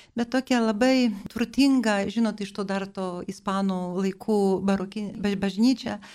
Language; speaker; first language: Lithuanian; non-native, local second language; Polish